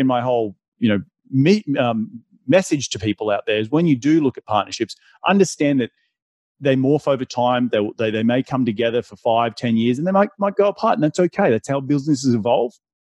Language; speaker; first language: English; native; English